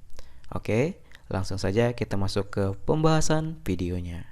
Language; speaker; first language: Indonesian; native; Indonesian